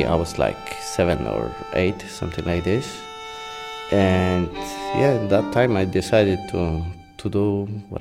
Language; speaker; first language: English; non-native, fluent; Polish